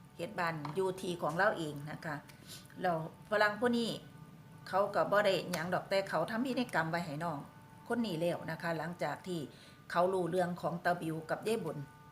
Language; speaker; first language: Thai; native; Thai